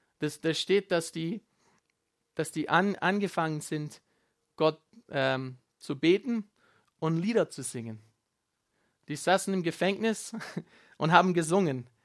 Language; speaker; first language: German; non-native, fluent; Afrikaans